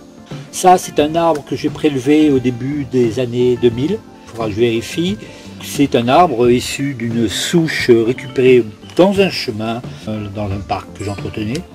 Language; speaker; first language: French; native; French